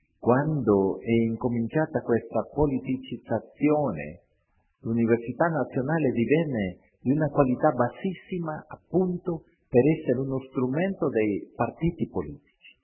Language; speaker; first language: Italian; non-native, fluent; Spanish